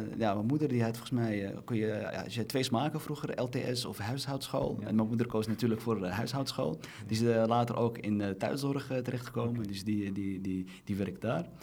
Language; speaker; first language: Dutch; early bilingual, other home language; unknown